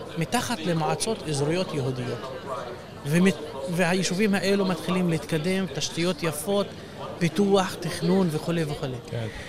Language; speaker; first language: Hebrew; non-native, local second language; Arabic